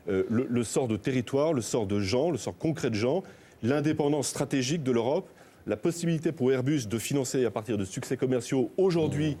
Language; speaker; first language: French; native; French